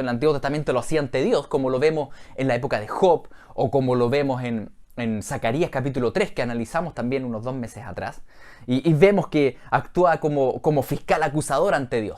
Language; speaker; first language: Spanish; native; Spanish